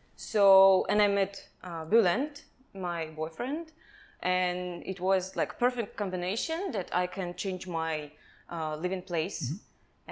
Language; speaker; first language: English; non-native, learner; Kazakh